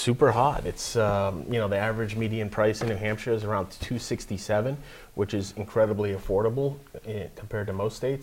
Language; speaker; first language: English; native; English